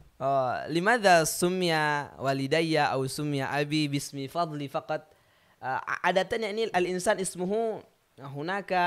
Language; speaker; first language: Arabic; non-native, learner; Indonesian